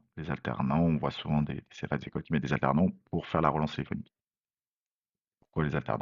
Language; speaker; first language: French; native; French